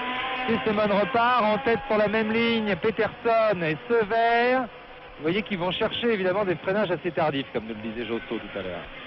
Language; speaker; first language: French; native; French